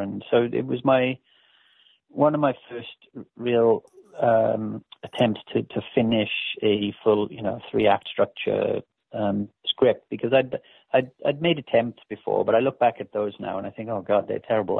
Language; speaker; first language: English; native; English